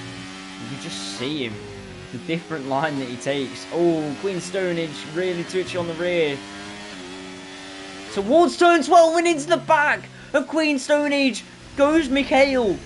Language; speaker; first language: English; native; English